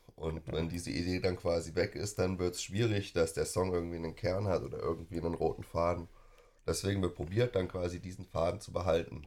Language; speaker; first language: German; native; German